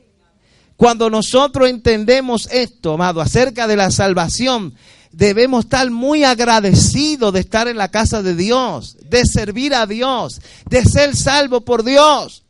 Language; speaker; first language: Spanish; native; Spanish